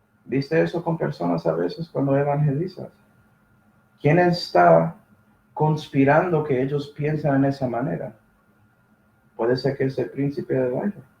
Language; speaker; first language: Spanish; early bilingual, heritage; Spanish